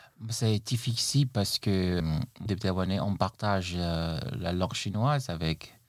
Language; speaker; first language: French; non-native, fluent; Chinese